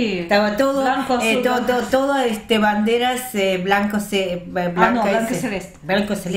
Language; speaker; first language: Spanish; early bilingual, heritage; Russian